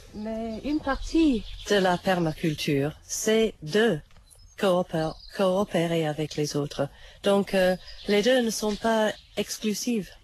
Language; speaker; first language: French; non-native, fluent; English